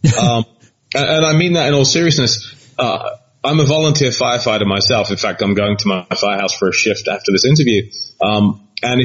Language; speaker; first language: English; native; English